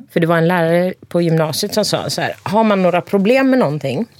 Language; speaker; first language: Swedish; early bilingual, other home language; Turkish